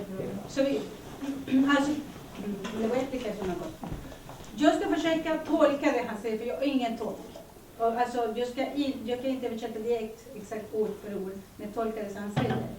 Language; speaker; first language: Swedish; early bilingual, other home language; Spanish